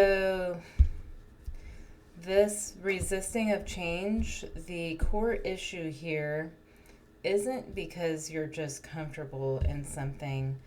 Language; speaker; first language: English; native; English